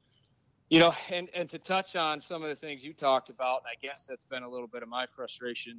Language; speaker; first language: English; native; English